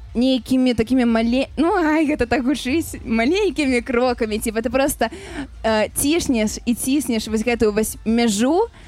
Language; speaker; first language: Belarusian; non-native, local second language; Russian